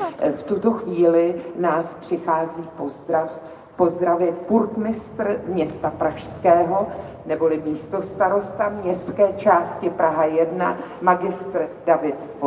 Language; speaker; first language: Czech; native; Czech